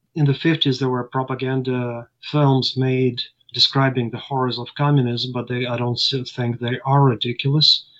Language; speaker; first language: English; non-native, fluent; Ukrainian